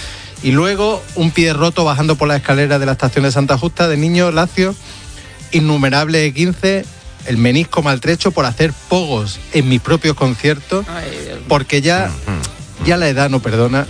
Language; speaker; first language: Spanish; native; Spanish